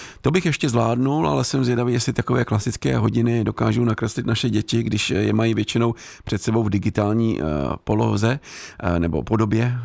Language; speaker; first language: Czech; native; Czech